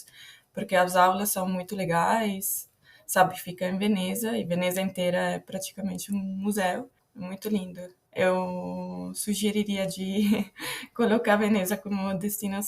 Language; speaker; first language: Portuguese; non-native, fluent; Italian